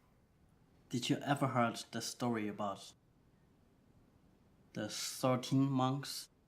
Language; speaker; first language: English; non-native, learner; Chinese